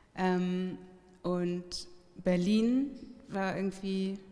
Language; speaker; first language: German; native; German